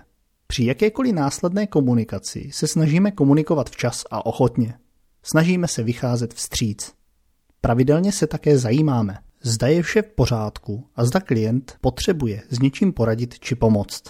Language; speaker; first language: Czech; native; Czech